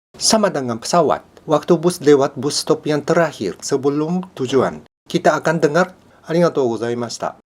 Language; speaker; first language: Indonesian; non-native, fluent; Japanese